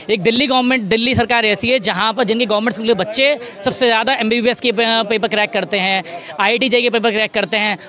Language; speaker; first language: Hindi; native; Hindi